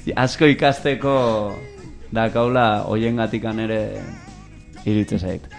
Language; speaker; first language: Basque; native; Basque